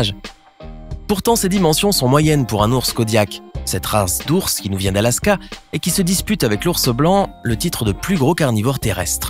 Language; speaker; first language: French; native; French